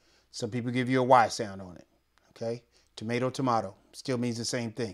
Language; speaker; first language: English; native; English